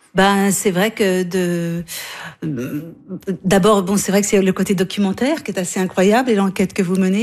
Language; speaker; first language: French; native; French